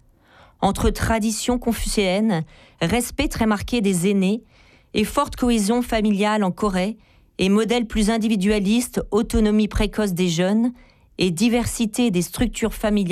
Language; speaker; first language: French; native; French